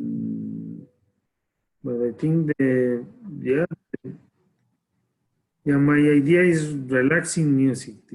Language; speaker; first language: English; non-native, learner; Spanish